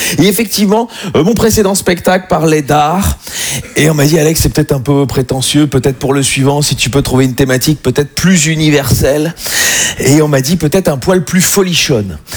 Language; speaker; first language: French; native; French